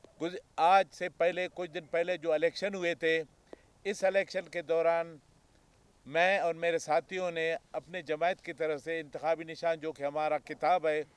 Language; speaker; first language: Urdu; non-native, local second language; Baluchi